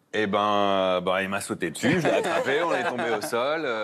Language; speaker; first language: French; native; French